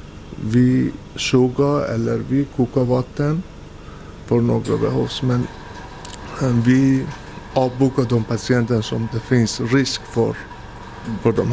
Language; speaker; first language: Swedish; non-native, learner; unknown